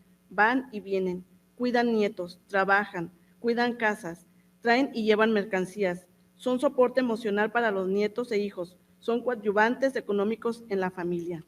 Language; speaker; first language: Spanish; native; Spanish